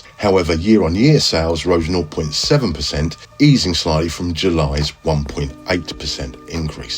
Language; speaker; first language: English; native; English